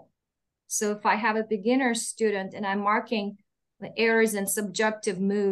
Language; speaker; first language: English; non-native, fluent; Russian